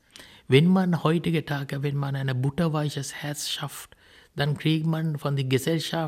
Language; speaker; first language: German; non-native, fluent; Sinhala